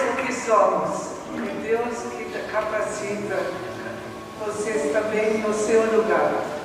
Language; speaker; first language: Portuguese; non-native, fluent; German